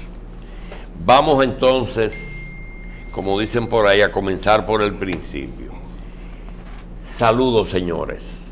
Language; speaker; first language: Spanish; native; Spanish